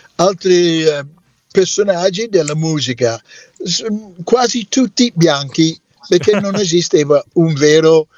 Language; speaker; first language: Italian; non-native, fluent; English